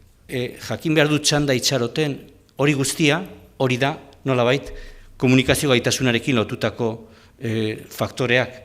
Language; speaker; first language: Basque; native; Basque